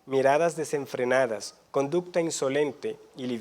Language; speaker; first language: Spanish; native; Spanish